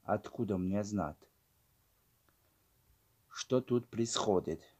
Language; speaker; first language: Russian; non-native, fluent; Tajik